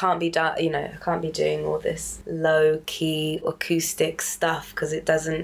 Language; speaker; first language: English; native; English